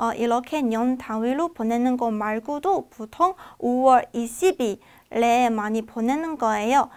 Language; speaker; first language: Korean; non-native, fluent; Chinese